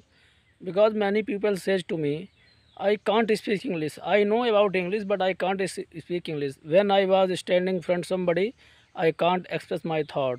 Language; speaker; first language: English; non-native, learner; Hindi